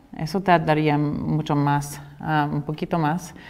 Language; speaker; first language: Spanish; non-native, fluent; English